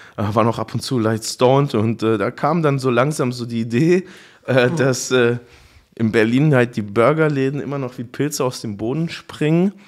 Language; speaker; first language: German; native; German